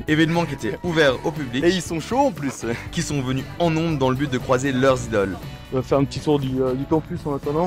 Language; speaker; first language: French; native; French